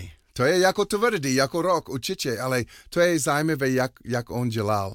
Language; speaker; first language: Czech; non-native, learner; English